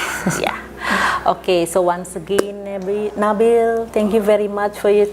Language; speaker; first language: English; non-native, fluent; Indonesian